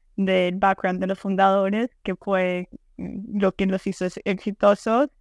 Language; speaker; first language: Spanish; early bilingual, heritage; Spanish